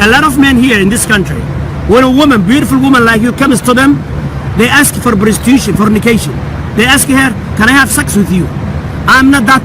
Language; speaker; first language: English; non-native, fluent; Somali